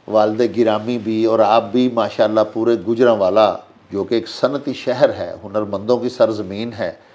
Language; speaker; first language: Urdu; non-native, local second language; Punjabi